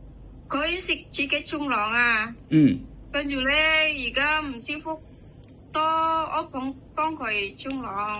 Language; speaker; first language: Cantonese; non-native, learner; Indonesian